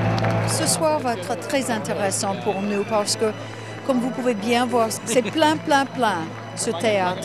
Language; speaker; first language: French; non-native, fluent; English